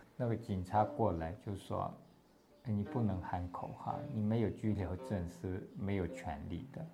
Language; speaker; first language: Chinese; non-native, local second language; Tibetan